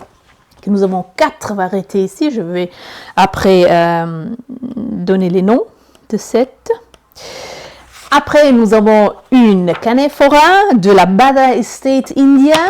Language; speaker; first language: French; non-native, learner; Italian